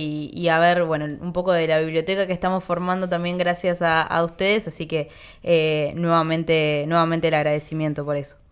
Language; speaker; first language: Spanish; native; Spanish